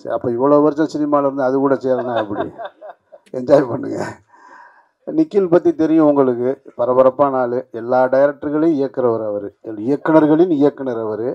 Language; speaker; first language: Tamil; native; Tamil